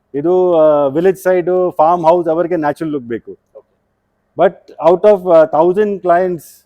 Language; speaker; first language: Kannada; non-native, local second language; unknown